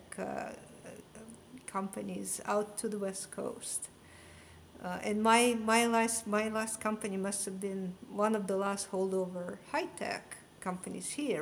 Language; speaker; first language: English; non-native, fluent; Russian